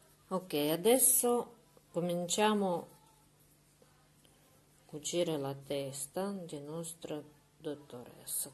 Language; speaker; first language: Italian; non-native, learner; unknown